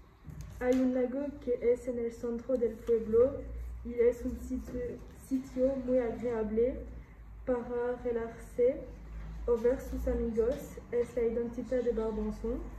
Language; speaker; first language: Spanish; non-native, learner; French